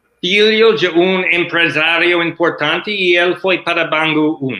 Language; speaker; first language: Spanish; non-native, learner; English